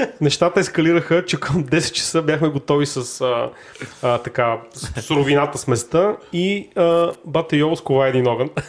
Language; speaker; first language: Bulgarian; native; Bulgarian